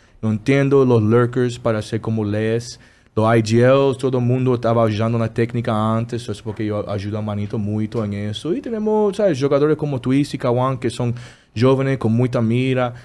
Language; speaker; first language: Portuguese; non-native, learner; Spanish